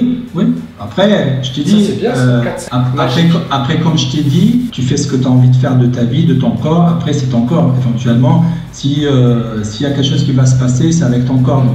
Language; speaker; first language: French; native; French